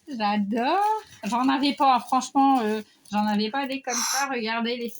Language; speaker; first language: French; native; French